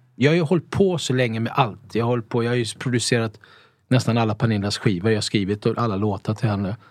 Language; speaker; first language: Swedish; early bilingual, other home language; Italian